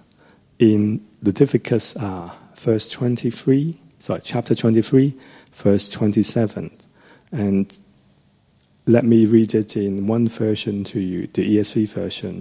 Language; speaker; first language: English; non-native, local second language; Cantonese